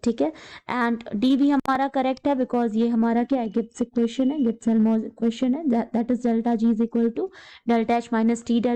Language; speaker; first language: Hindi; native; Hindi